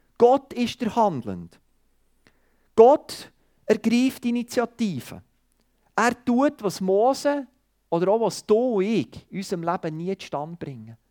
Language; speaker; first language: German; non-native, fluent; Swiss German